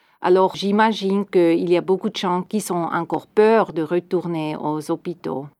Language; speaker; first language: French; non-native, fluent; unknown